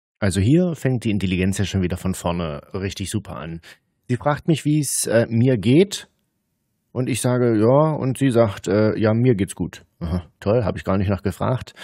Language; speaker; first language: German; native; German